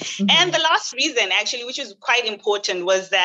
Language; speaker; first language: English; non-native, local second language; Shona